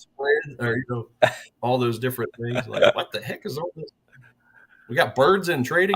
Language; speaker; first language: English; native; English